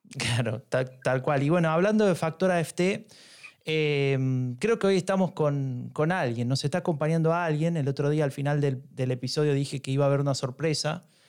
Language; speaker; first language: Spanish; native; Spanish